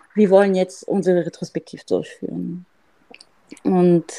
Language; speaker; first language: German; non-native, fluent; French